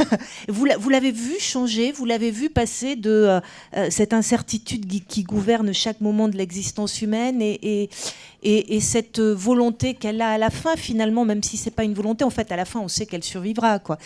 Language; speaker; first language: French; native; French